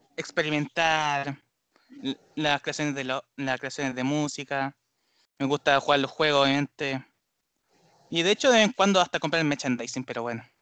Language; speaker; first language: Spanish; non-native, learner; Japanese